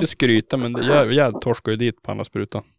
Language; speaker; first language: Swedish; native; Swedish